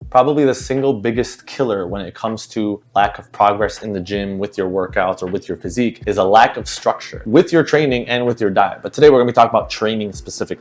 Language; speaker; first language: English; native; English